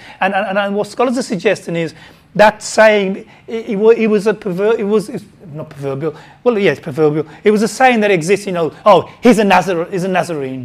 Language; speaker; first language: English; native; English